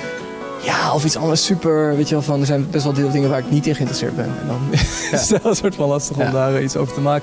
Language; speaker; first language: Dutch; native; Dutch